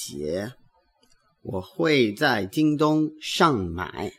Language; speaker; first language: Chinese; non-native, learner; English